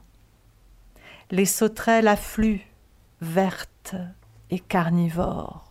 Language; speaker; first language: French; early bilingual, other home language; Italian